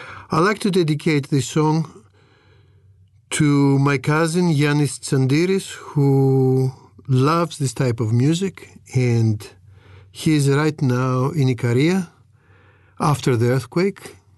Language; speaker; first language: English; non-native, fluent; Greek